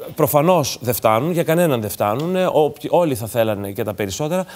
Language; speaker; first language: Greek; native; Greek